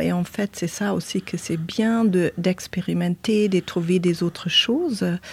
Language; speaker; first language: French; non-native, fluent; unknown